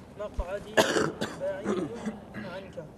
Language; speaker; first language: Arabic; non-native, learner; French